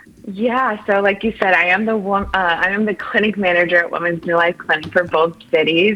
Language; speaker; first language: English; early bilingual, other home language; Spanish